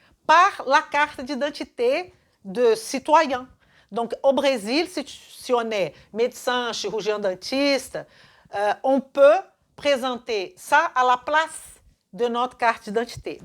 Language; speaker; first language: French; non-native, fluent; Portuguese